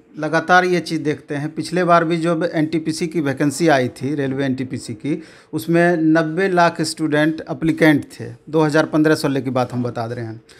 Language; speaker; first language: Hindi; native; Hindi